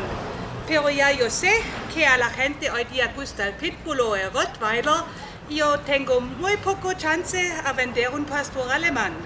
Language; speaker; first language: Spanish; non-native, fluent; German